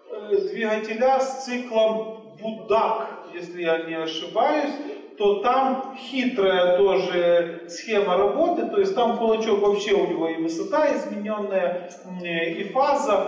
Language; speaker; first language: Russian; native; Russian